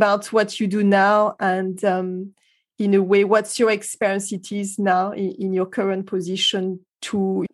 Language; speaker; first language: English; non-native, fluent; French